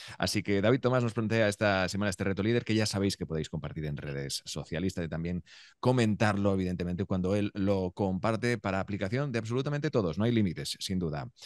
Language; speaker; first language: Spanish; native; Spanish